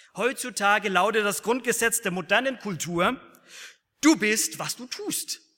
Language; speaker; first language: German; native; German